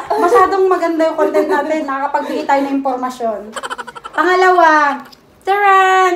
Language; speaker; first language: Filipino; native; Filipino